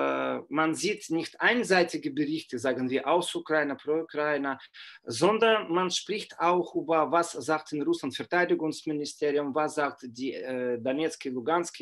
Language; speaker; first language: German; non-native, fluent; Russian